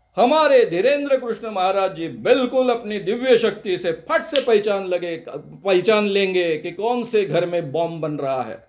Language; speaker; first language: Hindi; non-native, local second language; Marathi